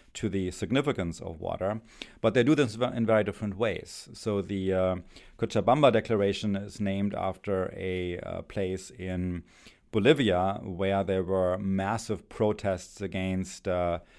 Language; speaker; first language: English; non-native, fluent; German